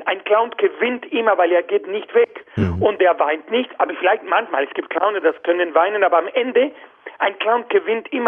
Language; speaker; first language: German; non-native, learner; Spanish